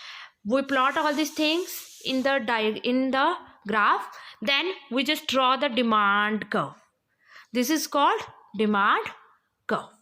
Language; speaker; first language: English; non-native, local second language; Hindi